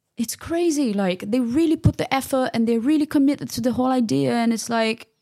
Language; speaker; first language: English; non-native, fluent; Portuguese